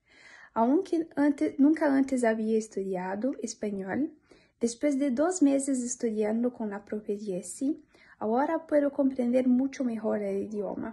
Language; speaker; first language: Spanish; non-native, learner; Portuguese